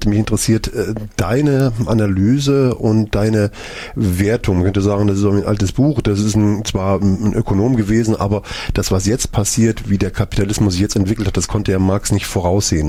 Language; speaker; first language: German; native; German